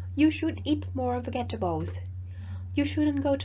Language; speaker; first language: English; non-native, fluent; Vietnamese